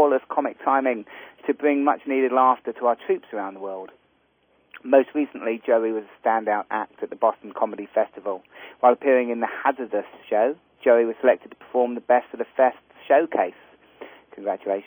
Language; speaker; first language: English; native; English